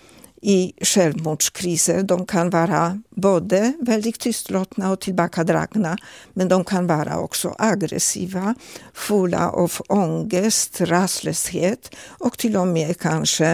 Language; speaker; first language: Swedish; non-native, fluent; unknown